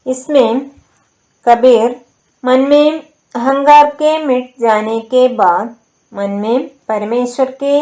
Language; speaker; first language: Hindi; non-native, local second language; Malayalam